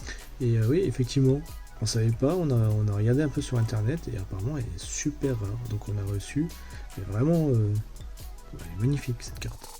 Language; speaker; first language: French; native; French